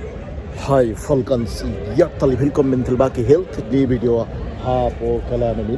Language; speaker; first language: Norwegian; non-native, learner; Bangla